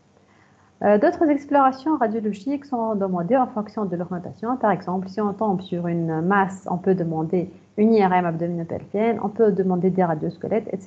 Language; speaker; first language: French; non-native, local second language; Arabic